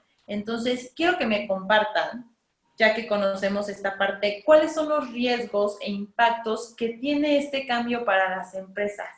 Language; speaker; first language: Spanish; native; Spanish